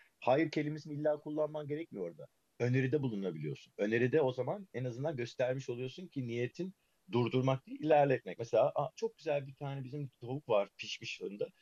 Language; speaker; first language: Turkish; early bilingual, heritage; Turkish